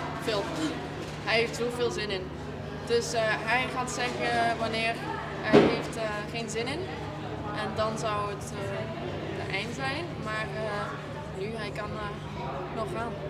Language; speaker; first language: Dutch; non-native, fluent; French